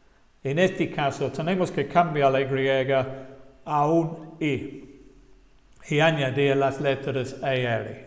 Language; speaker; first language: Spanish; non-native, fluent; English